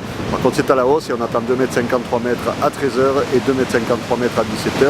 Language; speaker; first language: French; native; French